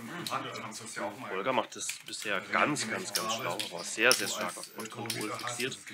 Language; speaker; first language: German; native; German